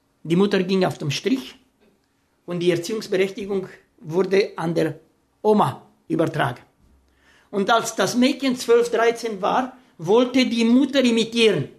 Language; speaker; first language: German; non-native, fluent; Romanian